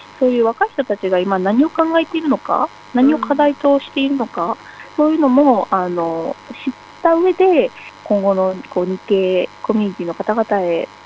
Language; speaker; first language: Japanese; native; Japanese